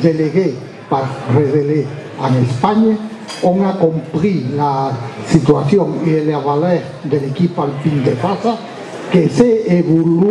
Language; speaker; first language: French; non-native, learner; Spanish